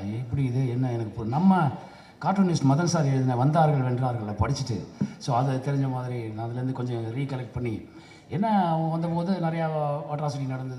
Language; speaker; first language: Tamil; native; Tamil